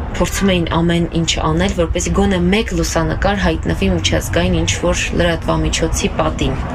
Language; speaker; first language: Armenian; native; Armenian